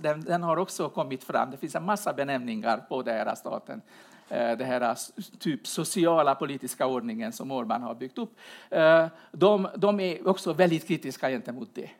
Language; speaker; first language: Swedish; non-native, fluent; Hungarian